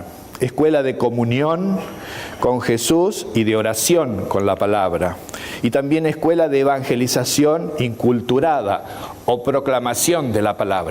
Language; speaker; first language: Spanish; native; Spanish